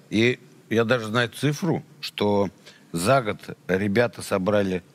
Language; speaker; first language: Russian; native; Russian